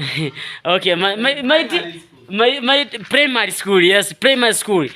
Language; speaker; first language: English; non-native, learner; Swahili